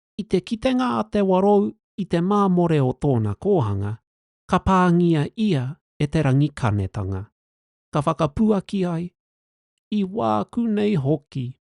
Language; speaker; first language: Māori; non-native, local second language; English